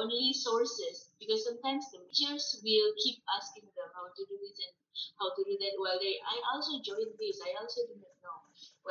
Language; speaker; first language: English; non-native, fluent; Malay